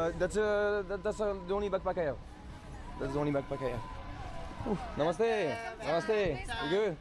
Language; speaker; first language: English; non-native, learner; French